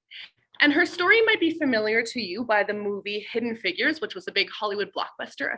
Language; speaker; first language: English; native; English